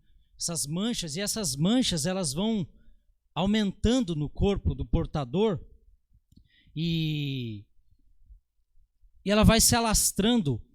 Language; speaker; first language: Portuguese; native; Portuguese